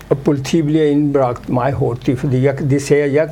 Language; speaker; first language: Danish; non-native, fluent; Urdu